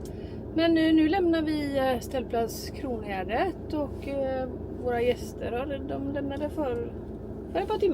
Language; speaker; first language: Swedish; native; Swedish